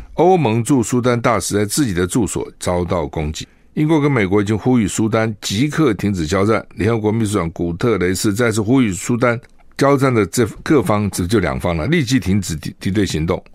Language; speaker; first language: Chinese; native; Chinese